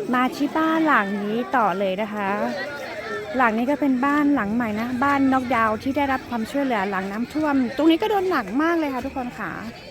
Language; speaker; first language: Thai; non-native, local second language; Karen languages